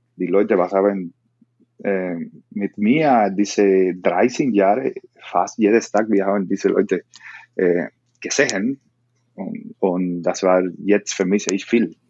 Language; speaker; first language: German; non-native, learner; Spanish